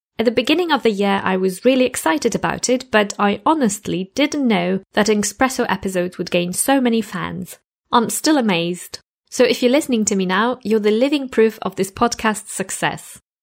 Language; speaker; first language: English; non-native, fluent; Polish